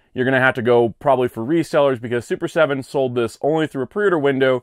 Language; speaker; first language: English; native; English